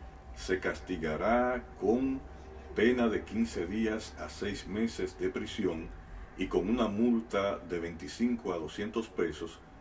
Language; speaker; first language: Spanish; native; Spanish